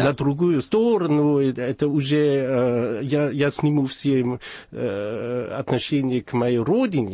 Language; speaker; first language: Russian; non-native, fluent; German